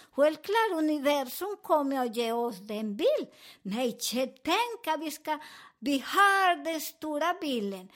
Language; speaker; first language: Swedish; non-native, fluent; Spanish